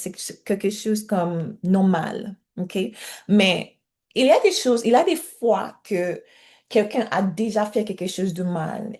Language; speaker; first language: French; non-native, learner; English